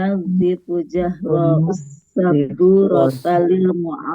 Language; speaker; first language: Arabic; non-native, learner; Indonesian